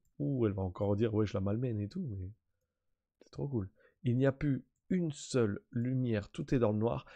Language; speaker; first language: French; native; French